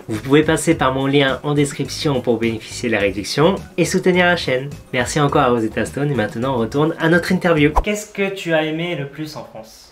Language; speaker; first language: French; native; French